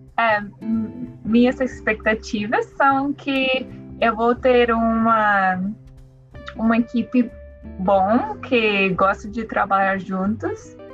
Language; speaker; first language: Portuguese; non-native, learner; English